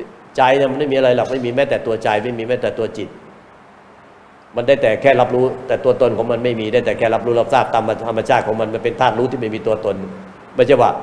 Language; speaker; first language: Thai; native; Thai